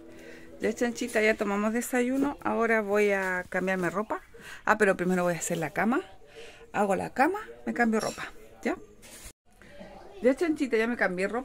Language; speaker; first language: Spanish; native; Spanish